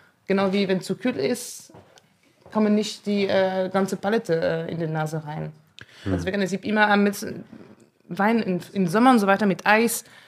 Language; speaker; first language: German; non-native, fluent; French